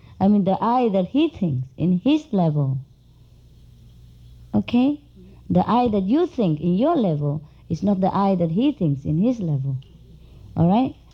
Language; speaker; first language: English; non-native, fluent; Vietnamese